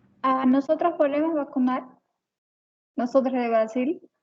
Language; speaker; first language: Spanish; non-native, learner; Portuguese